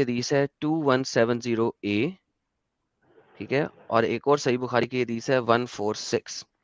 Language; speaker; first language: Hindi; native; Hindi